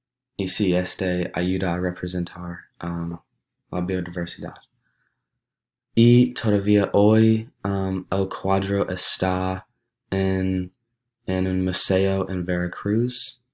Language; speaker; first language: Spanish; non-native, learner; English